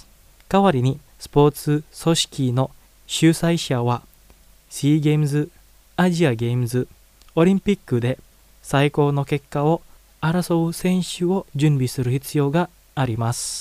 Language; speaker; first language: Japanese; non-native, fluent; Indonesian